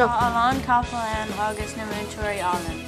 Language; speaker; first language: Irish; non-native, local second language; English